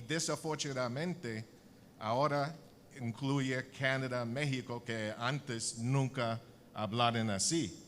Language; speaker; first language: Spanish; non-native, learner; English